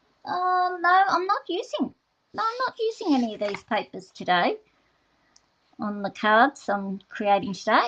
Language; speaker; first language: English; native; English